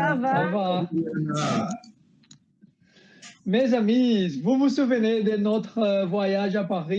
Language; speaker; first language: French; non-native, learner; Portuguese